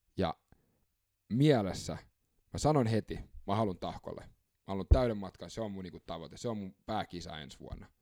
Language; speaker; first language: Finnish; early bilingual, other home language; English